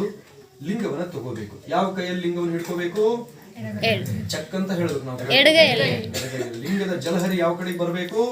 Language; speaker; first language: Kannada; native; Kannada